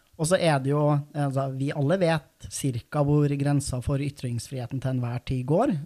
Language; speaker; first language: Norwegian; native; Norwegian